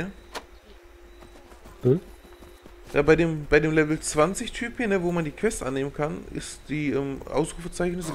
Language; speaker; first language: German; native; German